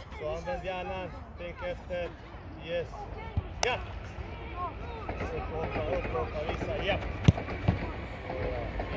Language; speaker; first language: Swedish; non-native, fluent; Serbian